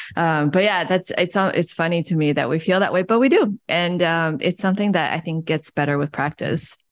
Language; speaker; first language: English; early bilingual, other home language; Chinese